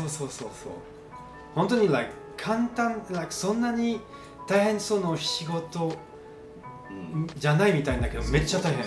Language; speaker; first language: Japanese; non-native, learner; French